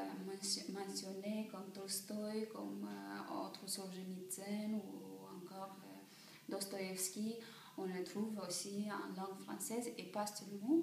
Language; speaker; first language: French; non-native, fluent; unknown